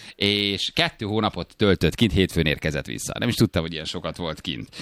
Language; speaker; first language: Hungarian; native; Hungarian